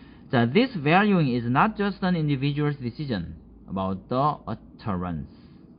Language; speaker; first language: English; non-native, fluent; Korean